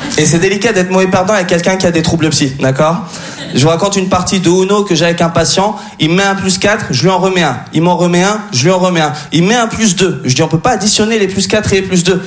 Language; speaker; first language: French; native; French